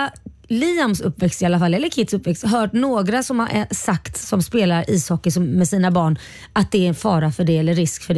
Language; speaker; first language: Swedish; native; Swedish